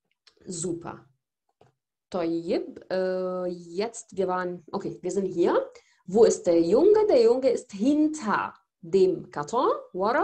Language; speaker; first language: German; non-native, fluent; Arabic